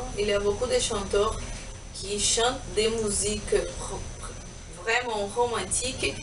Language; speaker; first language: French; non-native, learner; Portuguese